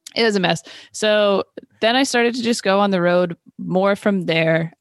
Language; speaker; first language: English; native; English